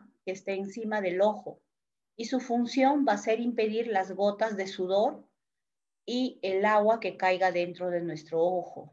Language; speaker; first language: Spanish; native; Spanish